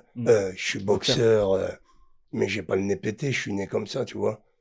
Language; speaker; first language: French; native; French